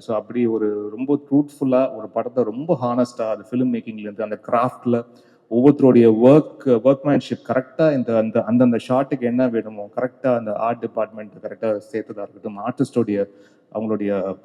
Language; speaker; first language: Tamil; native; Tamil